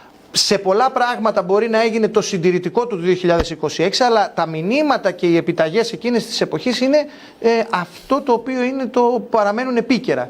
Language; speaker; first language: Greek; native; Greek